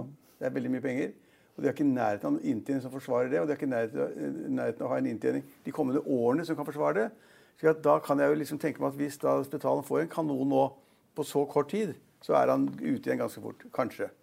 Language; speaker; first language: Norwegian; native; Norwegian